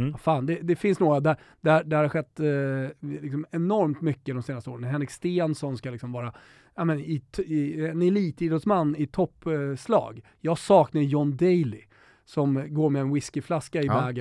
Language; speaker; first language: Swedish; native; Swedish